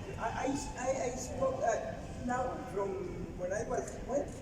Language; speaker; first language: English; non-native, learner; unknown